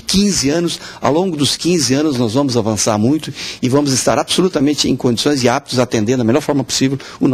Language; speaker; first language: Portuguese; native; Portuguese